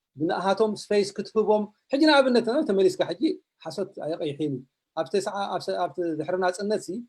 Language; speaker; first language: Tigrinya; native; Tigrinya